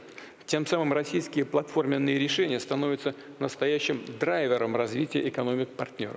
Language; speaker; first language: Russian; native; Russian